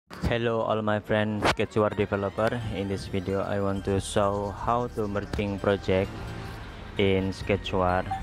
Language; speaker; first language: English; non-native, learner; Indonesian